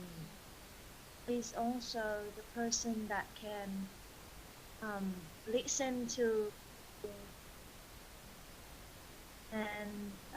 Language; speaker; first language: English; non-native, learner; Vietnamese